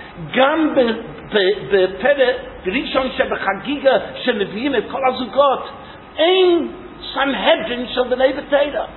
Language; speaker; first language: Hebrew; non-native, fluent; English